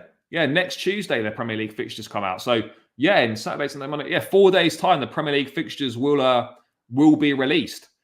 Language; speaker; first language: English; native; English